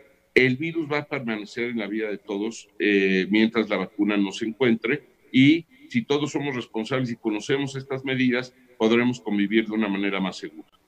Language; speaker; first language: Spanish; native; Spanish